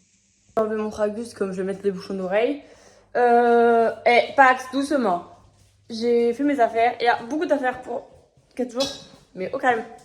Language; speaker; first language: French; native; French